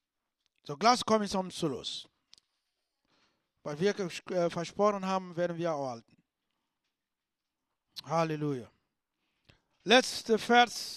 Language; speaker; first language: German; non-native, learner; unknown